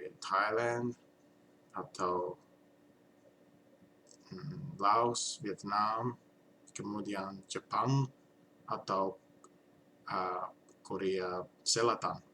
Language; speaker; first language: Indonesian; non-native, learner; English